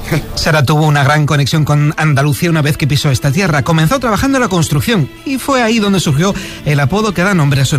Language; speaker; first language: Spanish; native; Spanish